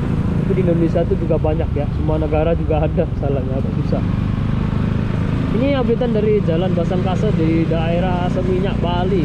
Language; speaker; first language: Indonesian; native; Indonesian